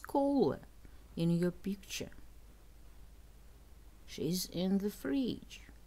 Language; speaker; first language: English; non-native, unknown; Russian